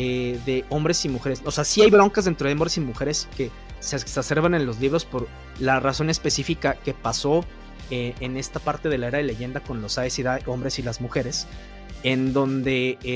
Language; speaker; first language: Spanish; native; Spanish